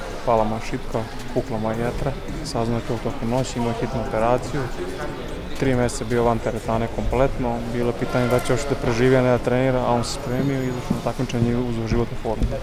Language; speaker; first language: Serbian; native; Serbian